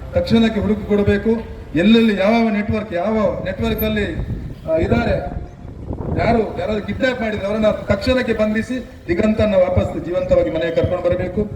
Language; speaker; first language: Kannada; native; Kannada